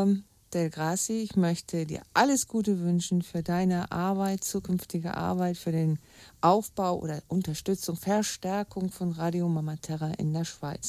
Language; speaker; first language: German; native; German